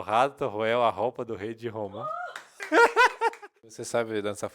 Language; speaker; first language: Portuguese; non-native, fluent; Russian